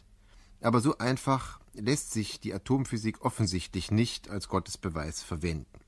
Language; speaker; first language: German; native; German